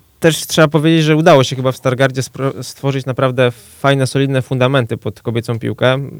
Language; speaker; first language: Polish; native; Polish